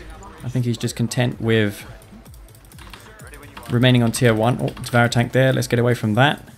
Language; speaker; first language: English; native; English